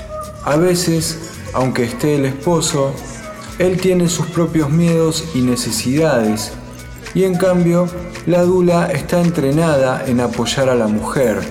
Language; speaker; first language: Spanish; native; Spanish